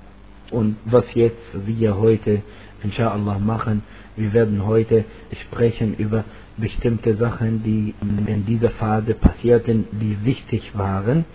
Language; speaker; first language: German; non-native, fluent; Arabic